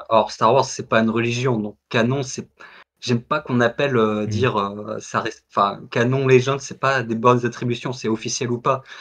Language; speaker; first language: French; native; French